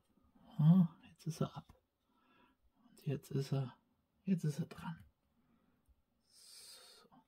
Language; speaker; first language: German; native; German